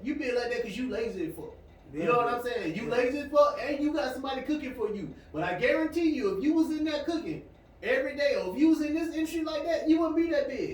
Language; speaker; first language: English; native; English